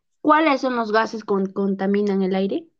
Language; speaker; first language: Spanish; native; Spanish